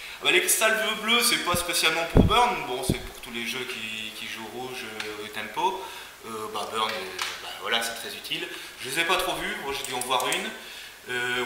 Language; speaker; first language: French; native; French